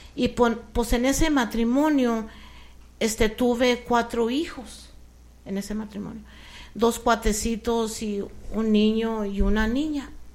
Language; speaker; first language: Spanish; early bilingual, heritage; Spanish